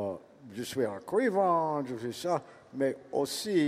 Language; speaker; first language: French; non-native, learner; English